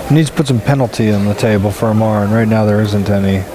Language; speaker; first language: English; native; English